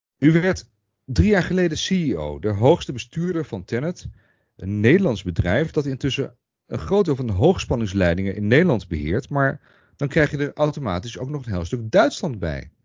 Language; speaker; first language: Dutch; native; Dutch